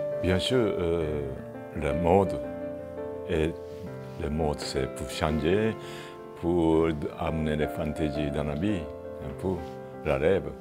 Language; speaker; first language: French; non-native, fluent; Japanese